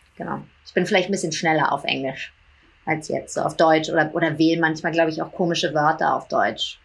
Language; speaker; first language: German; early bilingual, heritage; German